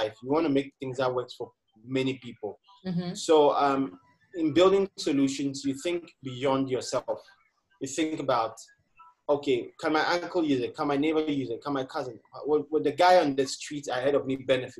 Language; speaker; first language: English; non-native, local second language; Akan